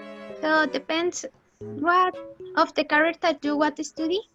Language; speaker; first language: English; non-native, learner; Spanish